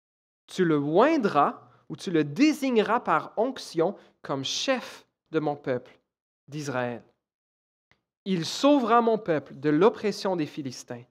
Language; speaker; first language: French; native; French